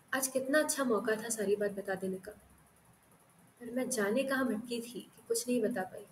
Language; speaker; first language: Hindi; non-native, local second language; Marathi